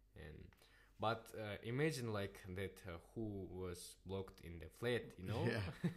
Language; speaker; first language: English; non-native, learner; Russian